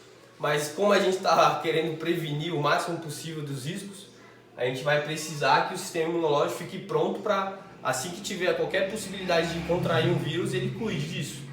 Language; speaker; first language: Portuguese; native; Portuguese